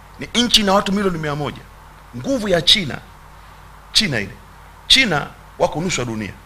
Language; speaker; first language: Swahili; native; Swahili